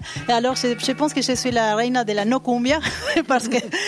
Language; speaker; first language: French; non-native, fluent; Spanish